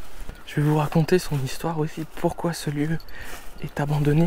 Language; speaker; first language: French; native; French